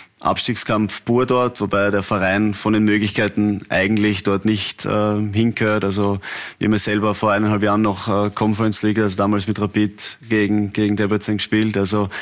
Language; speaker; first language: German; native; German